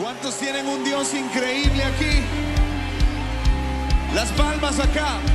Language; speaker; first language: Spanish; native; Spanish